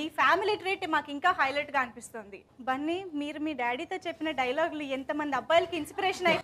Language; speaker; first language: Telugu; native; Telugu